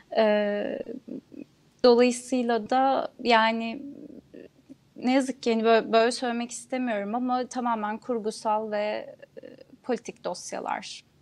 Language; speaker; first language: Turkish; non-native, local second language; Kurdish